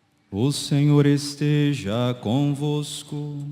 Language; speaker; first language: Portuguese; native; Portuguese